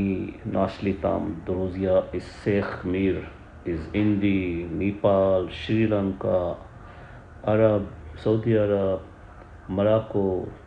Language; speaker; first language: Russian; non-native, learner; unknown